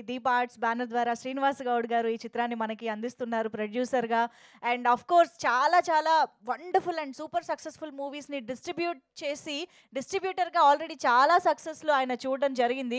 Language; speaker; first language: Telugu; native; Telugu